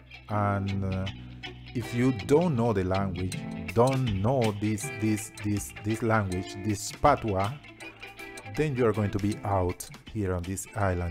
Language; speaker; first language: English; non-native, fluent; Spanish